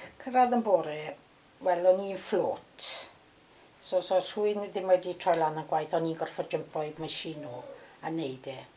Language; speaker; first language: Welsh; native; Welsh